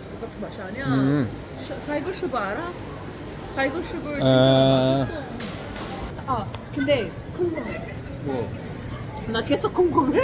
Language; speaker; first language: Korean; non-native, learner; Arabic